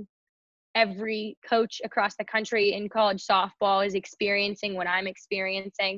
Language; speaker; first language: English; native; English